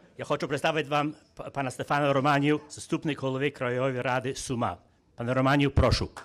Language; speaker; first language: Ukrainian; early bilingual, heritage; Ukrainian